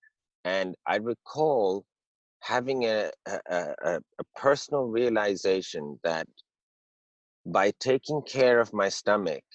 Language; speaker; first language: English; early bilingual, heritage; English